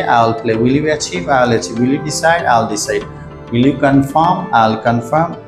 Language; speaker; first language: English; non-native, local second language; Bangla